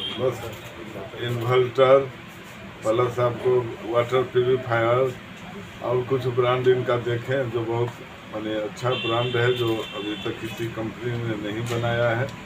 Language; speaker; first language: Hindi; native; Hindi